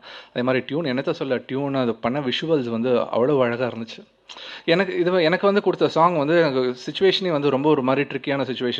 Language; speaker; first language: Tamil; native; Tamil